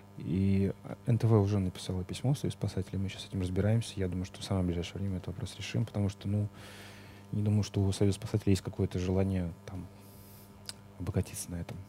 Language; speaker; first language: Russian; native; Russian